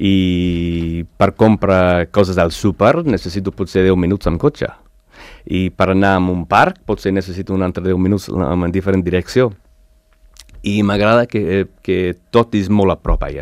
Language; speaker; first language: Catalan; non-native, learner; English